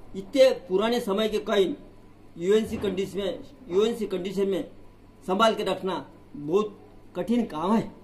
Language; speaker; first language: Hindi; non-native, local second language; Marathi